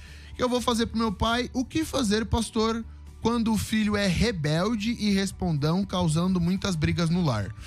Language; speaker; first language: Portuguese; native; Portuguese